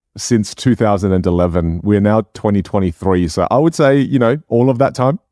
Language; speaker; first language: English; non-native, local second language; Chinese